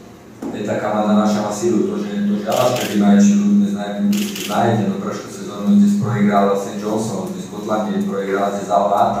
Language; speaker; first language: Russian; non-native, learner; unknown